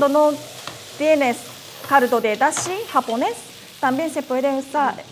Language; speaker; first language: Spanish; non-native, fluent; Japanese